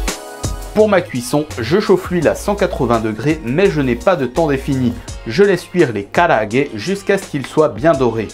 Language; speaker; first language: French; native; French